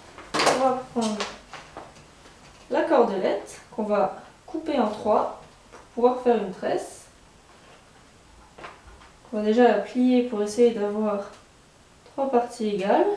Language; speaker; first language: French; native; French